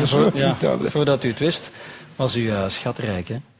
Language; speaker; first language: Dutch; native; Dutch